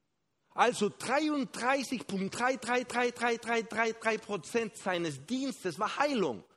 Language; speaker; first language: German; non-native, fluent; Spanish